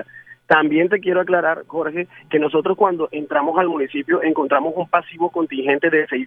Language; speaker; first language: Spanish; native; Spanish